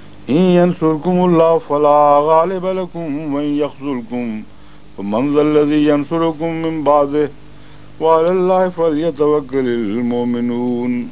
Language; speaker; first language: Arabic; non-native, fluent; Urdu